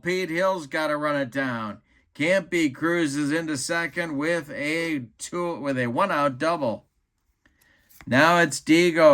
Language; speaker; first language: English; native; English